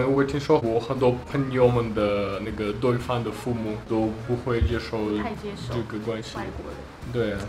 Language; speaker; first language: Chinese; non-native, learner; Russian